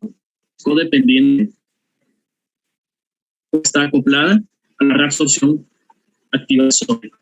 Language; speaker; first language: Spanish; native; Spanish